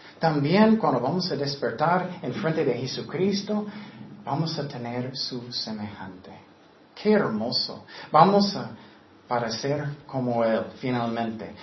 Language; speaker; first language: Spanish; non-native, fluent; English